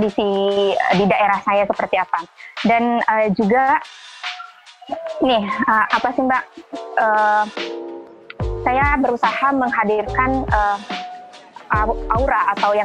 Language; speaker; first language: Indonesian; native; Indonesian